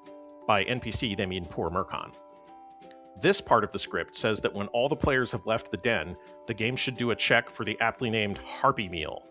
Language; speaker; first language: English; native; English